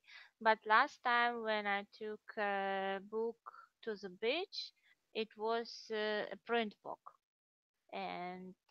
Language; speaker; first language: English; non-native, fluent; Russian